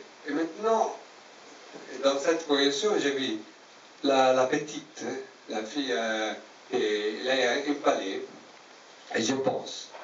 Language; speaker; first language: French; non-native, learner; Italian